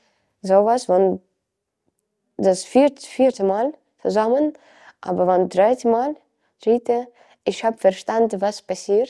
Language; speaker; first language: German; non-native, learner; Ukrainian